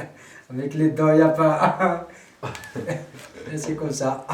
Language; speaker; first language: French; non-native, learner; Central Atlas Tamazight